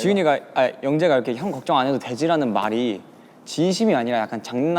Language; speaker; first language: Korean; native; Korean